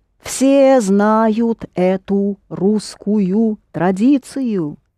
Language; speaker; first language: Russian; native; Russian